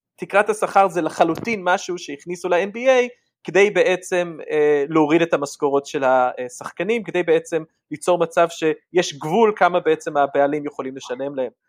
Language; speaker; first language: Hebrew; early bilingual, other home language; English